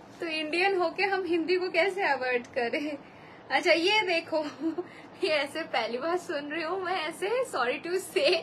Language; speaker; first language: Hindi; non-native, local second language; Bangla